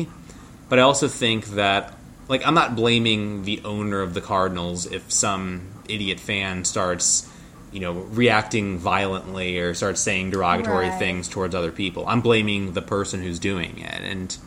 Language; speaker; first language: English; native; English